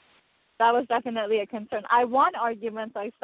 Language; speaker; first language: English; non-native, fluent; Persian